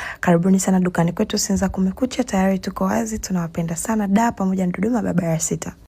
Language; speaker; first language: Swahili; native; Swahili